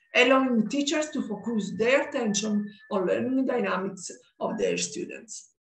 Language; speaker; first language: English; non-native, learner; Italian